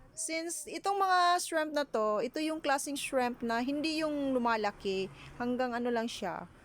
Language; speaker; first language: Filipino; native; Filipino